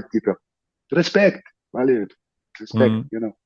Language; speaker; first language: German; non-native, learner; Portuguese